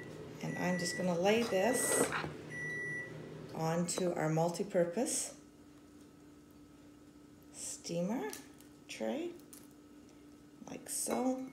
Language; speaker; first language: English; native; English